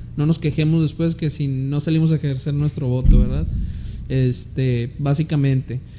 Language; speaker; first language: Spanish; early bilingual, heritage; Spanish